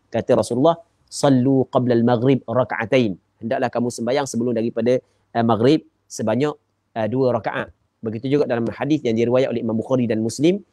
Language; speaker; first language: Malay; native; Malay